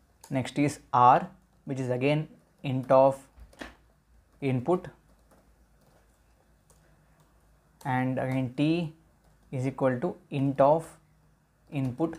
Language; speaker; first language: English; non-native, local second language; Telugu